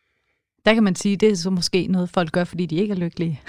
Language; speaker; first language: Danish; native; Danish